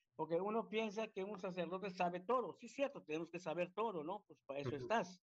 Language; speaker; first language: Spanish; native; Spanish